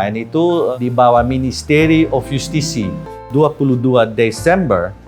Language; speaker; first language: Indonesian; non-native, learner; Dutch